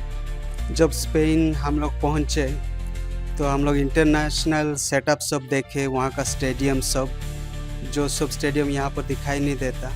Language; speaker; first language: Hindi; non-native, local second language; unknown